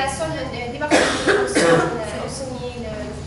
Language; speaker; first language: French; non-native, learner; Arabic